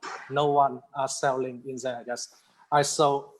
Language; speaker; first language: English; non-native, learner; Vietnamese